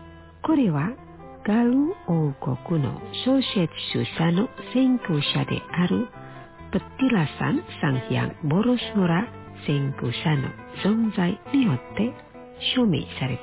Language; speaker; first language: Japanese; non-native, fluent; Indonesian